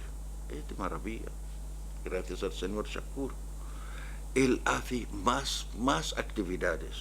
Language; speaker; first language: Spanish; non-native, learner; Arabic